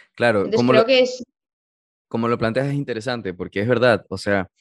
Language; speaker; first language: Spanish; early bilingual, heritage; Spanish